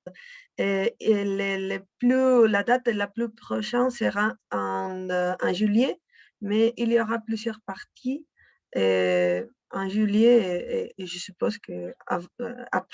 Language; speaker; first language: French; non-native, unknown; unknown